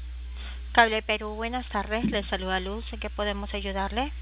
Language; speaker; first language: Spanish; native; Spanish